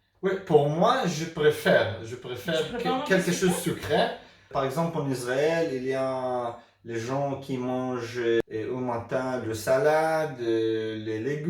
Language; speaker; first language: French; non-native, learner; Hebrew